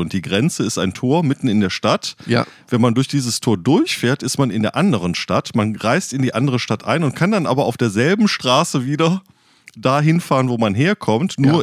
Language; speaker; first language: German; native; German